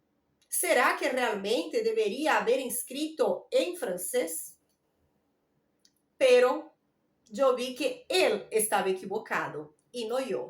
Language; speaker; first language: Spanish; non-native, fluent; Portuguese